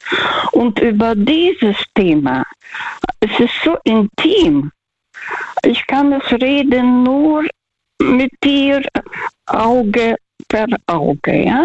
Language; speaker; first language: German; non-native, fluent; Russian